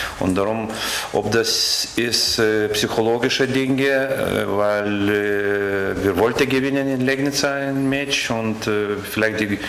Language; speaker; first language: German; non-native, learner; Lithuanian